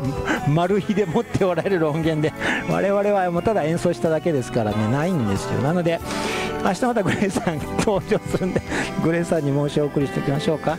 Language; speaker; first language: Japanese; native; Japanese